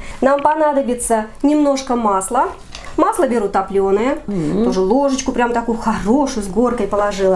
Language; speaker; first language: Russian; native; Russian